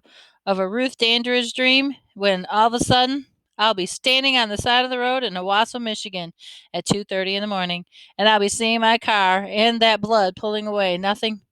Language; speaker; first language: English; native; English